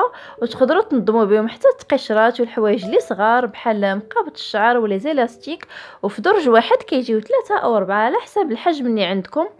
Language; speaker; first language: Arabic; native; Arabic